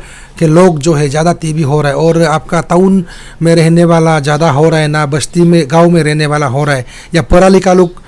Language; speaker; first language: Hindi; non-native, local second language; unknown